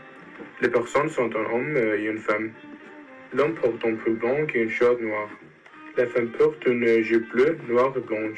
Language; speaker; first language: French; non-native, learner; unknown